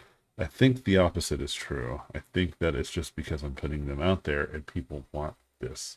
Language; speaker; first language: English; native; English